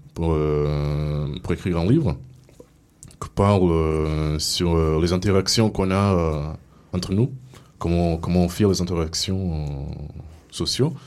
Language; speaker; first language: French; non-native, fluent; Portuguese